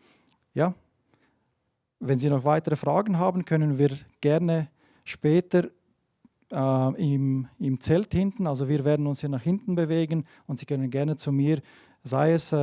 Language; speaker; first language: German; native; German